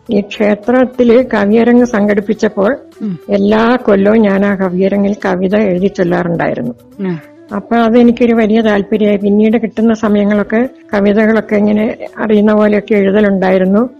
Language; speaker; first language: Malayalam; native; Malayalam